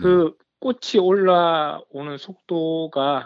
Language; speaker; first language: Korean; native; Korean